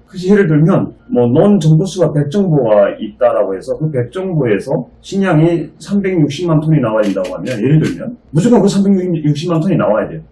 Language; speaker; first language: Korean; native; Korean